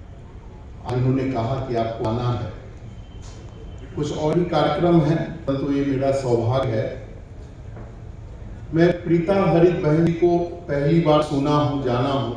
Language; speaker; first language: Hindi; native; Hindi